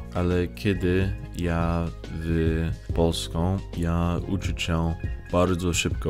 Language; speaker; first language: Polish; non-native, learner; English